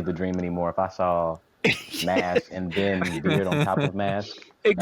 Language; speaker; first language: English; native; English